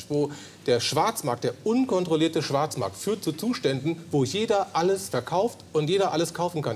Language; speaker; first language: German; native; German